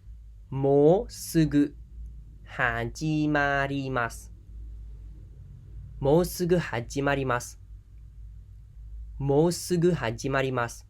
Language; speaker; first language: Japanese; non-native, fluent; Khmer